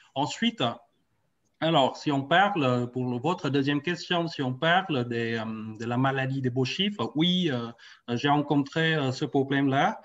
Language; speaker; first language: French; non-native, fluent; Vietnamese